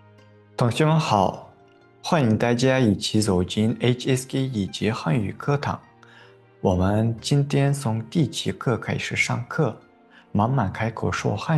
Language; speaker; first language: Chinese; non-native, fluent; Uzbek